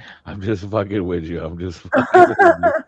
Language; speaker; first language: English; native; English